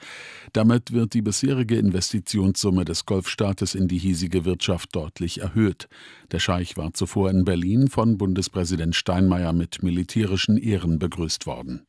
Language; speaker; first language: German; native; German